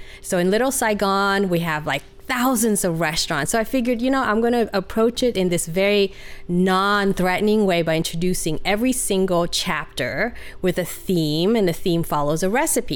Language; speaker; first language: English; early bilingual, other home language; Vietnamese